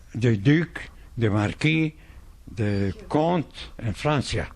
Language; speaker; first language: Spanish; non-native, fluent; Arabic